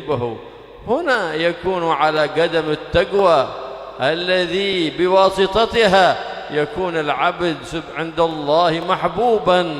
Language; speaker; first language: Arabic; native; Arabic